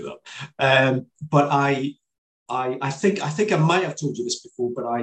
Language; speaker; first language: English; native; English